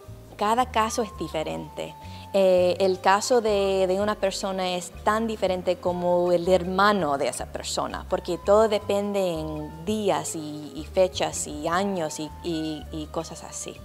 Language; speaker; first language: Spanish; non-native, fluent; English